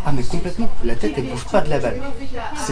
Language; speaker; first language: French; native; French